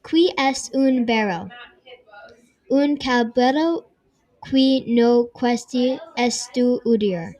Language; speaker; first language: Spanish; non-native, learner; English